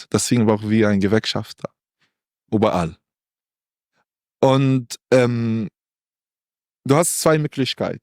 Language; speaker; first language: German; non-native, learner; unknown